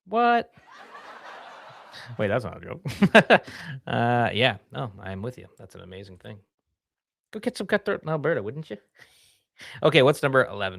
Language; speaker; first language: English; native; English